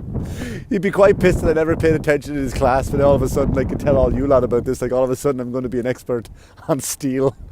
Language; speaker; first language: English; native; English